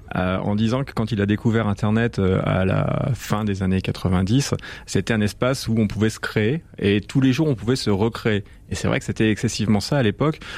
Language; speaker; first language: French; native; French